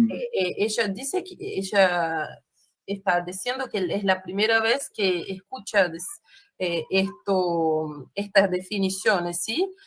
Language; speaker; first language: Spanish; non-native, fluent; Portuguese